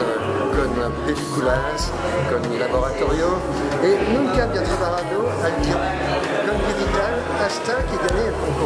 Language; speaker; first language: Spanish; non-native, fluent; French